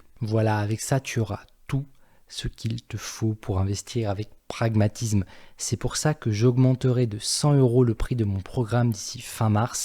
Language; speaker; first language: French; native; French